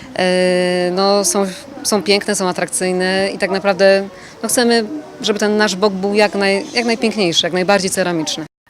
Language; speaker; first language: Polish; native; Polish